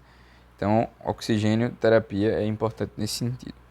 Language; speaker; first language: Portuguese; native; Portuguese